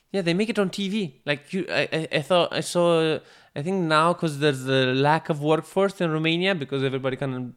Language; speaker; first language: English; non-native, fluent; Romanian